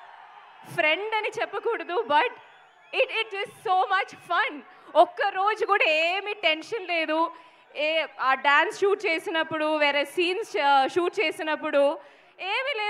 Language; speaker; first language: Telugu; non-native, local second language; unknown